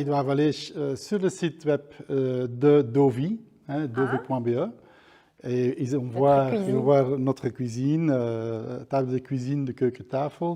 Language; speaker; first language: French; non-native, fluent; Dutch